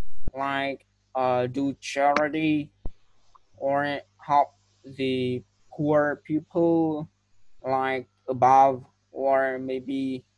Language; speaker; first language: English; non-native, fluent; Vietnamese